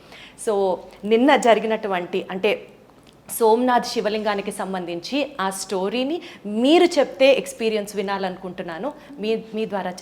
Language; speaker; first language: Telugu; native; Telugu